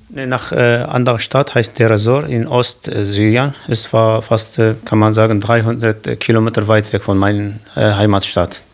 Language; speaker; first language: German; non-native, learner; Kurdish